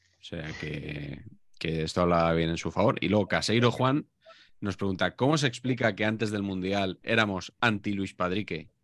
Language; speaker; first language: Spanish; native; Spanish